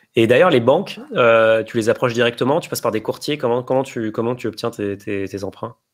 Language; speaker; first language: French; native; French